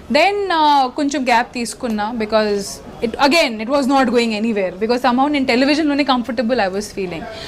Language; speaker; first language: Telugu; non-native, local second language; Hindi